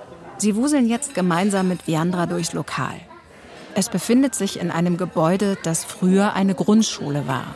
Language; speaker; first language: German; native; German